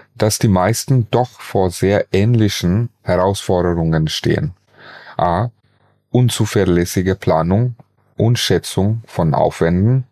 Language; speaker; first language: German; non-native, fluent; Bangla